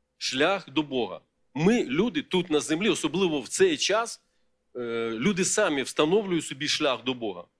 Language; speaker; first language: Ukrainian; non-native, local second language; Russian